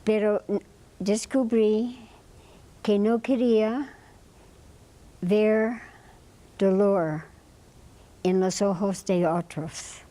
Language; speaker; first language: Spanish; non-native, fluent; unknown